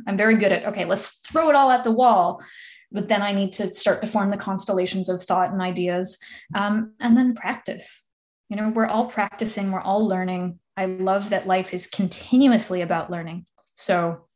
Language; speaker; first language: English; native; English